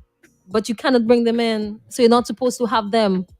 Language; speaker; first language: English; native; English